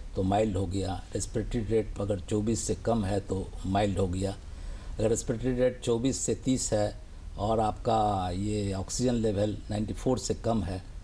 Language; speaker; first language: Hindi; native; Hindi